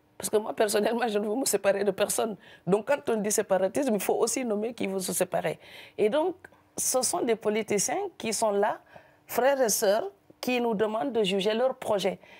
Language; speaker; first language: French; non-native, local second language; Serer